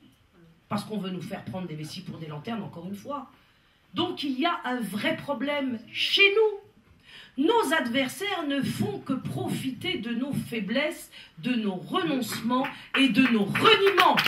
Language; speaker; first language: French; native; French